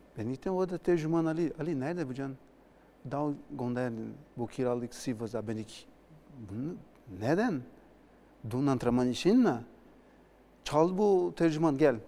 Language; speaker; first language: Turkish; non-native, learner; Portuguese